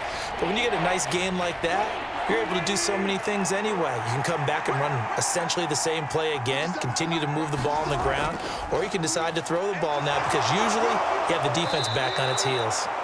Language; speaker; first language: English; native; English